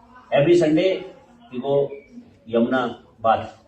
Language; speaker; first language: English; non-native, local second language; Hindi